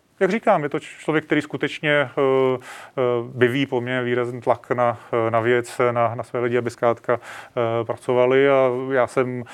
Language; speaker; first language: Czech; native; Czech